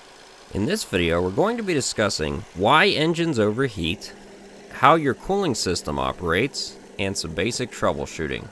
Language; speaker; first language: English; native; English